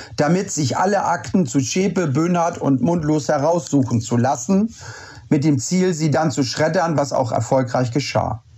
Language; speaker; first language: German; native; German